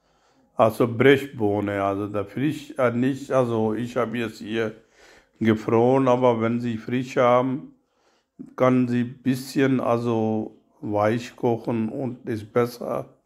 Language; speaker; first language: German; non-native, learner; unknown